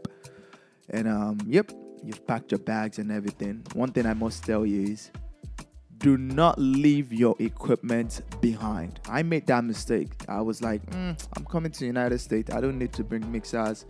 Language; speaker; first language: English; non-native, local second language; Yoruba